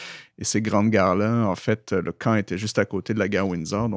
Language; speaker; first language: French; native; French